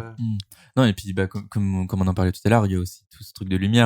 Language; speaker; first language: French; native; French